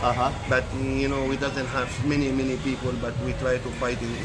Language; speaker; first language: English; non-native, learner; Arabic